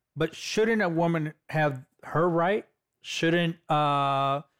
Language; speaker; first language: English; native; English